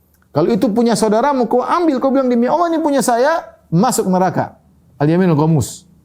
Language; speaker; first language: Indonesian; native; Indonesian